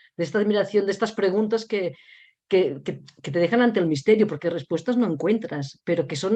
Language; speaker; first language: Spanish; non-native, local second language; Catalan